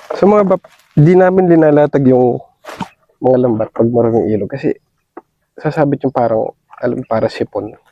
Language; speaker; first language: Filipino; native; Filipino